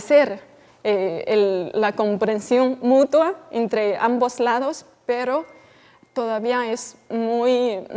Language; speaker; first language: Spanish; non-native, fluent; Chinese